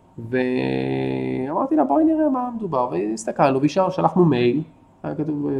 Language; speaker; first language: Hebrew; native; Hebrew